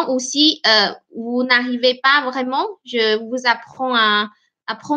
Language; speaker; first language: French; non-native, fluent; Chinese